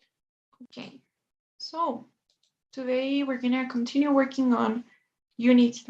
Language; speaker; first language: English; non-native, fluent; Spanish